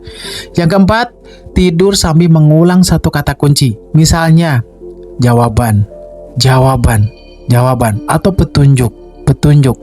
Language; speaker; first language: Indonesian; native; Indonesian